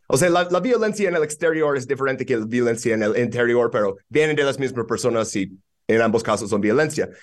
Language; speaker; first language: Spanish; non-native, fluent; English